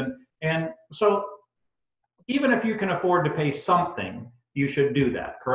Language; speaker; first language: English; native; English